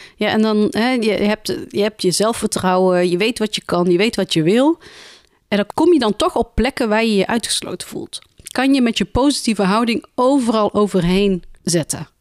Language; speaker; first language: Dutch; early bilingual, other home language; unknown